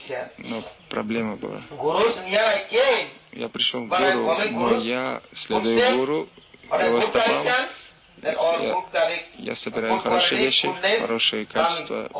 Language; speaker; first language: Russian; non-native, learner; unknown